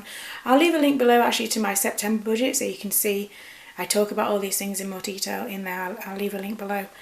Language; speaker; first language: English; native; English